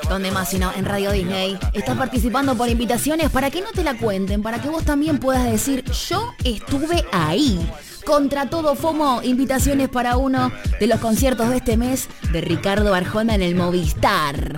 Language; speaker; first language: Spanish; native; Spanish